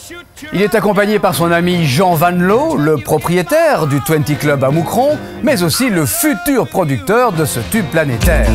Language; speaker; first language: French; native; French